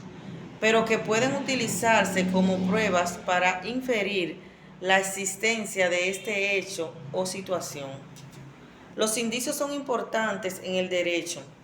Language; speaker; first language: Spanish; native; Spanish